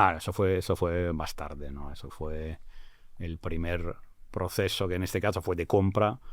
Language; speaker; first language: Spanish; non-native, fluent; English